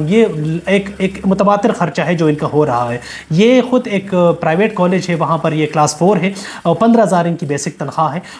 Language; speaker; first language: Urdu; non-native, local second language; Pashto